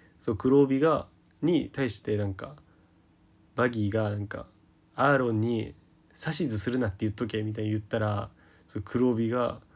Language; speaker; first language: Japanese; native; Japanese